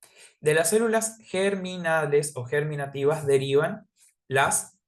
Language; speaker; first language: Spanish; native; Spanish